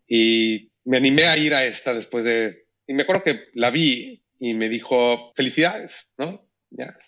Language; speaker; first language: Spanish; native; Spanish